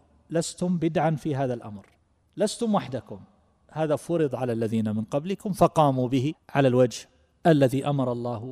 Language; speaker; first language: Arabic; native; Arabic